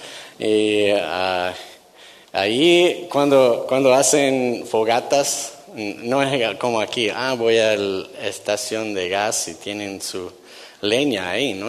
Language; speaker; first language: Spanish; non-native, fluent; English